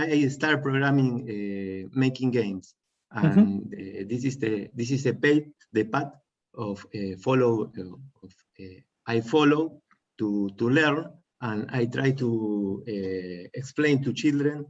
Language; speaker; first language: English; non-native, learner; Spanish